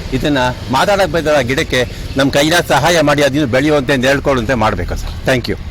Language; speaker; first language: Kannada; native; Kannada